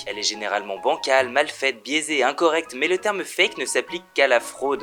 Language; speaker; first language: French; native; French